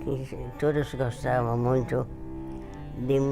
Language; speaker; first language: Portuguese; non-native, learner; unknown